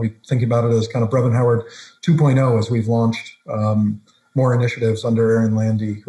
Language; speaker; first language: English; native; English